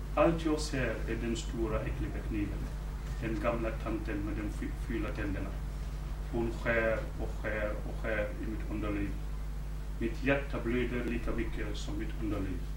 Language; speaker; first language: Swedish; non-native, fluent; Wolof